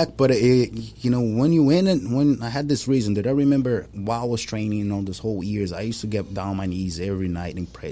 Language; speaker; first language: English; non-native, fluent; Portuguese